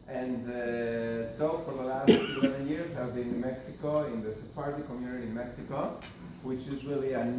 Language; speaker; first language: English; non-native, fluent; Spanish